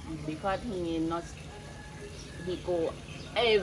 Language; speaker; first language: English; non-native, learner; Thai